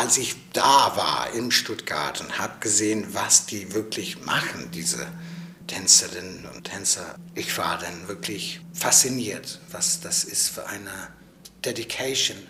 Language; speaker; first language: German; non-native, learner; English